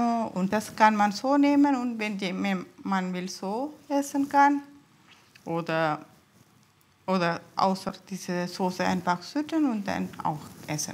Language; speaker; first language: German; non-native, learner; Tamil